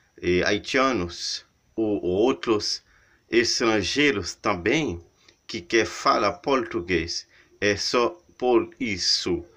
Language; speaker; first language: Portuguese; non-native, learner; Haitian Creole